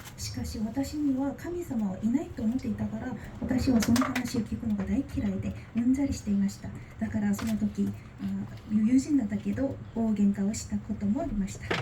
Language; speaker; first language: Japanese; non-native, fluent; Korean